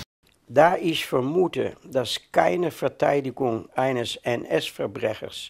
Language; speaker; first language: German; non-native, fluent; Dutch